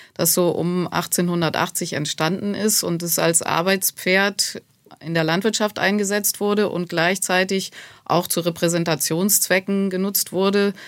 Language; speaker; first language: German; native; German